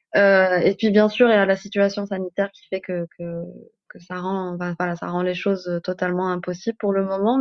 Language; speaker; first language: French; non-native, local second language; Arabic